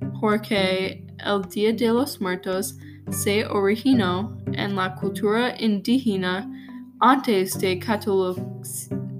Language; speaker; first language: Spanish; non-native, learner; English